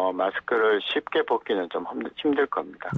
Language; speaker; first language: Korean; native; Korean